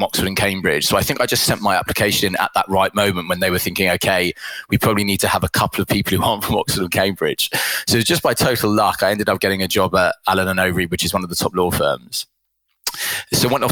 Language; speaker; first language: English; native; English